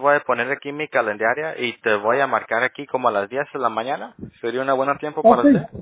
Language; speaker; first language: Spanish; early bilingual, heritage; Spanish